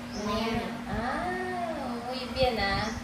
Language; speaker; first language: Spanish; non-native, learner; Filipino